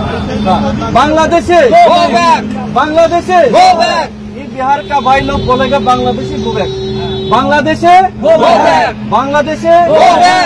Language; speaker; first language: Hindi; non-native, local second language; Kok Borok